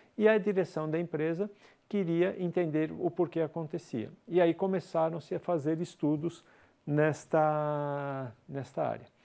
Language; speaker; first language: Portuguese; native; Portuguese